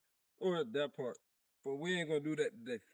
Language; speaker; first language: English; native; English